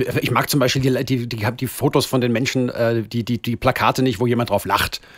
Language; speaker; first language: German; native; German